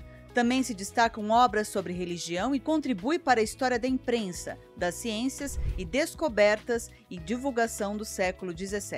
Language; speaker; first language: Portuguese; native; Portuguese